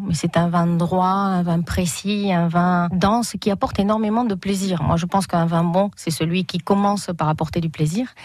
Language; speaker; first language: French; non-native, fluent; Spanish